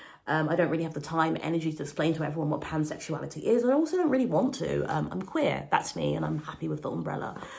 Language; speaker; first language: English; native; English